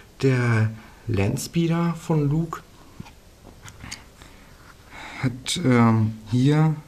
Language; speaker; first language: German; native; German